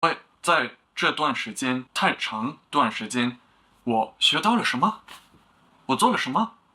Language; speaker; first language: Chinese; non-native, learner; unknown